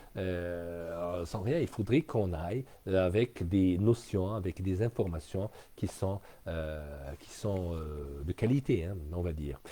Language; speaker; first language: French; non-native, local second language; Arabic